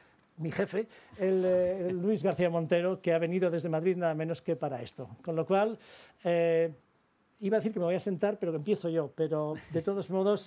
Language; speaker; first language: Spanish; native; Spanish